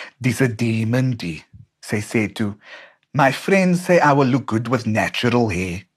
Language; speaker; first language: English; non-native, local second language; Afrikaans